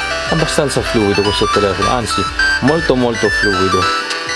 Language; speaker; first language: Italian; non-native, fluent; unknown